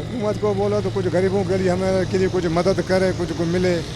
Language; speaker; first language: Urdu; non-native, local second language; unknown